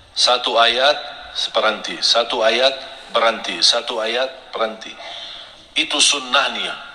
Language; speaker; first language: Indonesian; non-native, fluent; Arabic